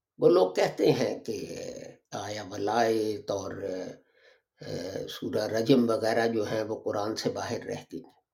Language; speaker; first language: Urdu; native; Urdu